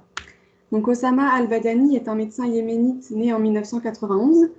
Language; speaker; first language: French; native; French